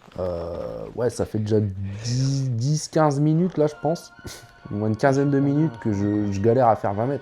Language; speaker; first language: French; native; French